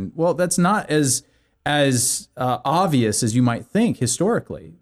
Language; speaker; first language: English; early bilingual, other home language; Korean